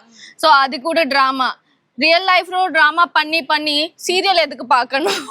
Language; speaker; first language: Tamil; non-native, learner; Telugu